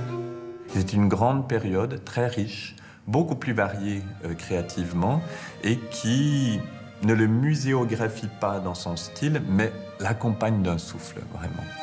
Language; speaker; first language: French; native; French